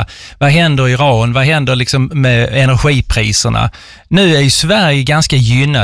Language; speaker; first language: Swedish; native; Swedish